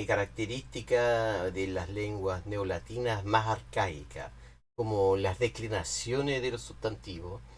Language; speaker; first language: Spanish; non-native, fluent; English